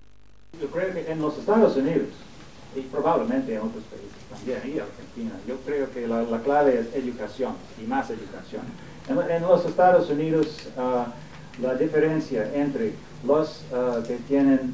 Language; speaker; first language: Spanish; non-native, fluent; English